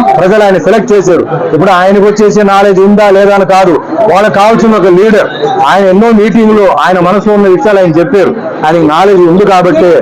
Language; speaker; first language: Telugu; non-native, fluent; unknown